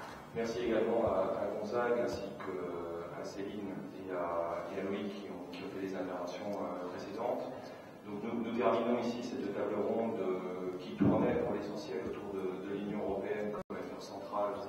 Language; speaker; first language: French; native; French